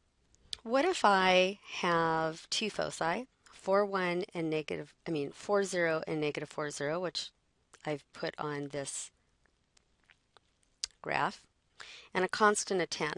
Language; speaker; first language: English; native; English